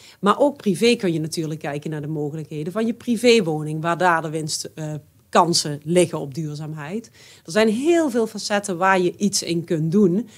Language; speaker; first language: Dutch; native; Dutch